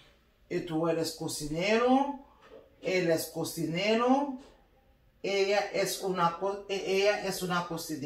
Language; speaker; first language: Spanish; non-native, learner; Haitian Creole